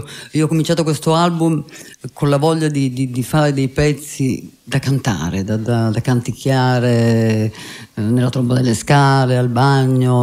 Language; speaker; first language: Italian; native; Italian